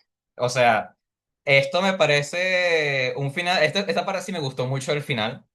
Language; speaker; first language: Spanish; native; Spanish